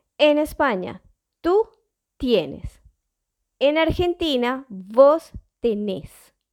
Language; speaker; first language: Spanish; native; Spanish